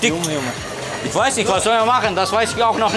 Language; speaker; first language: German; non-native, learner; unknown